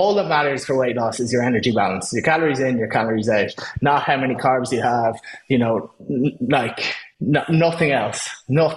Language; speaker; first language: English; native; English